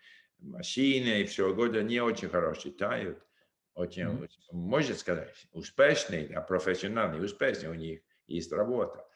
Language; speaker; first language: Russian; non-native, learner; English